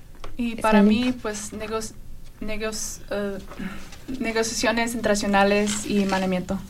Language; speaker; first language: Spanish; early bilingual, heritage; Spanish